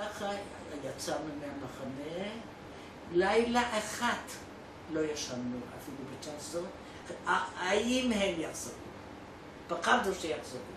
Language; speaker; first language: Hebrew; non-native, fluent; Polish